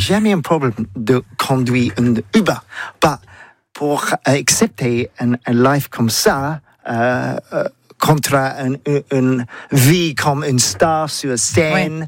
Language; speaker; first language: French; non-native, learner; English